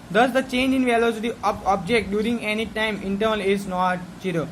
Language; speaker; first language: English; non-native, local second language; Gujarati